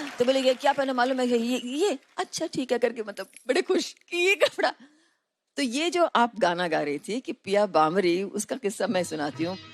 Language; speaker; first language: Hindi; non-native, local second language; Tamil